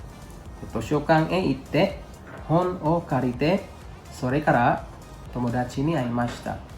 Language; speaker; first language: Japanese; non-native, fluent; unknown